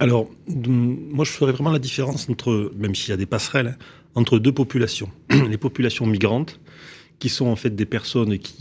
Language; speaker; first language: French; native; French